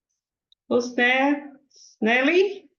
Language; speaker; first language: English; non-native, fluent; Spanish